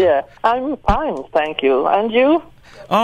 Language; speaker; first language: English; non-native, learner; Swedish